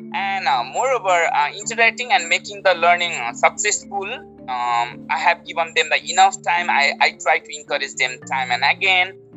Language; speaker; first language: English; non-native, local second language; Nepali